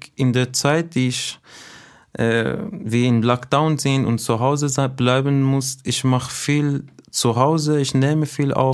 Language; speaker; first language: German; non-native, fluent; Persian